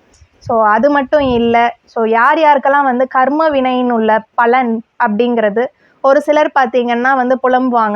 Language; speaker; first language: Tamil; native; Tamil